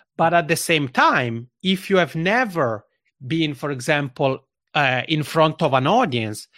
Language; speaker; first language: English; non-native, fluent; Italian